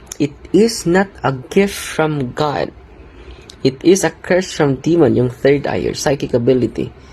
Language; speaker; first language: English; non-native, local second language; Filipino